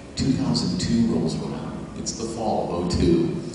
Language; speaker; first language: English; native; English